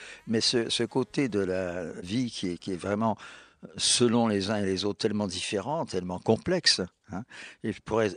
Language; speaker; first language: French; native; French